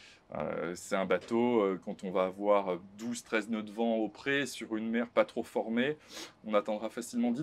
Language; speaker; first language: French; native; French